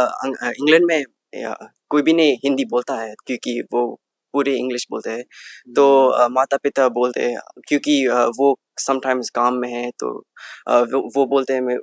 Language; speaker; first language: Hindi; early bilingual, heritage; English